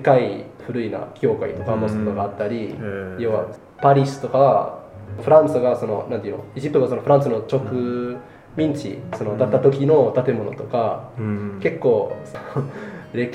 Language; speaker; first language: Japanese; non-native, fluent; Arabic